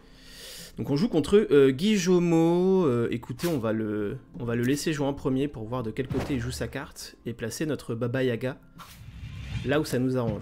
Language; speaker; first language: French; native; French